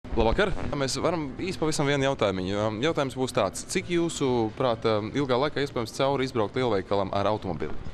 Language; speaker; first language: Latvian; native; Latvian